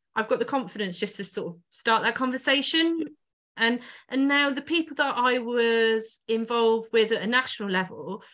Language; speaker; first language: English; native; English